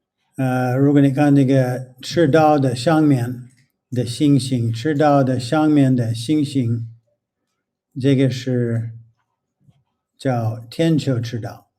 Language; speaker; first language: Chinese; non-native, fluent; English